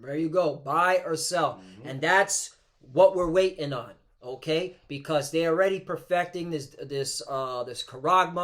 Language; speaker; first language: English; native; English